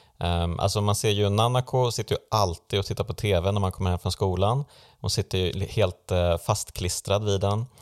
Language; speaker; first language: Swedish; native; Swedish